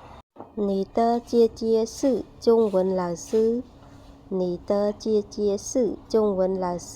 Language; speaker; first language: Chinese; non-native, fluent; Khmer